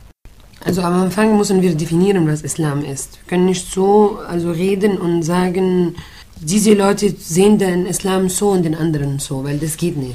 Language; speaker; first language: German; non-native, fluent; Arabic